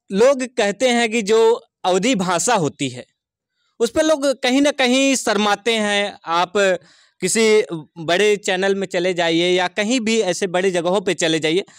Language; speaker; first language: Hindi; native; Hindi